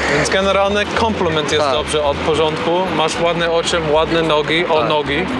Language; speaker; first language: Polish; non-native, learner; English